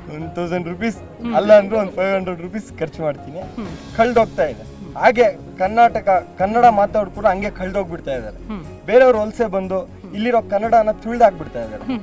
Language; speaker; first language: Kannada; native; Kannada